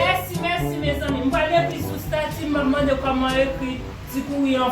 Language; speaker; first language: French; non-native, learner; Haitian Creole